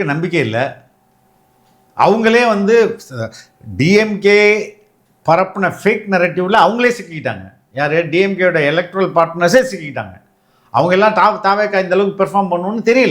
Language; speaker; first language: Tamil; native; Tamil